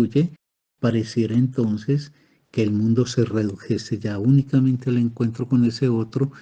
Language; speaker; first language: Spanish; native; Spanish